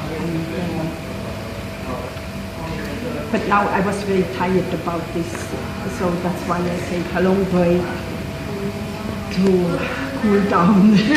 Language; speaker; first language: English; non-native, fluent; French